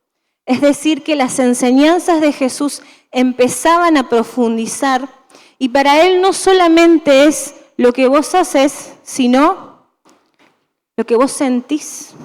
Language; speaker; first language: Spanish; native; Spanish